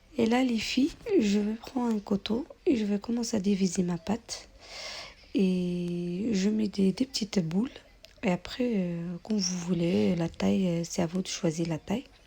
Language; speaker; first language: French; non-native, local second language; Arabic